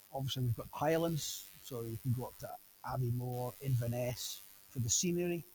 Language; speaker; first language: English; native; English